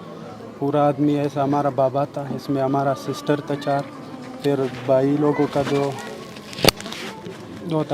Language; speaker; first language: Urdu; non-native, local second language; Pashto